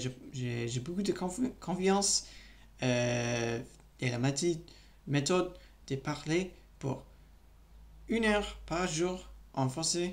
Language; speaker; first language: French; non-native, learner; English